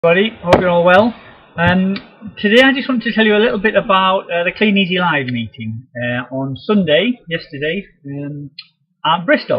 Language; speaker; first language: English; native; English